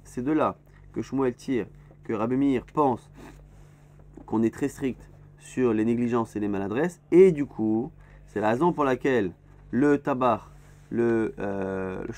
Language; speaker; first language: French; native; French